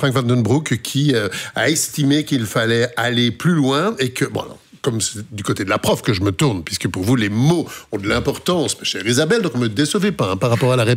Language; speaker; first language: French; native; French